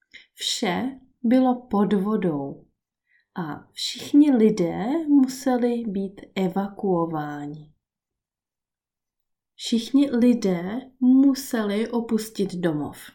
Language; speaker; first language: Czech; native; Czech